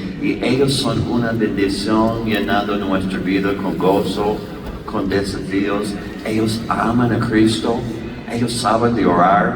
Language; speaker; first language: Spanish; non-native, learner; English